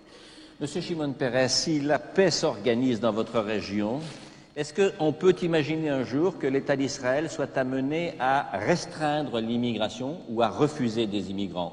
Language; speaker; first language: French; native; French